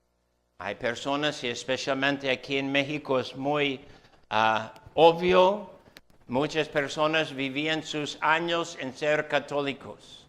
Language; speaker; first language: Spanish; non-native, fluent; English